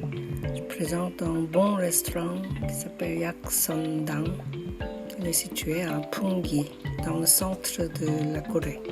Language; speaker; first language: French; non-native, fluent; Korean